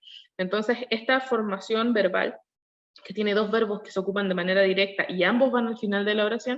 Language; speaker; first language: Spanish; non-native, learner; Korean